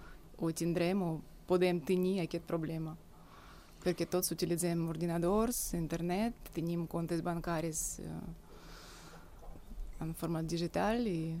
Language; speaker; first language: Catalan; non-native, fluent; Russian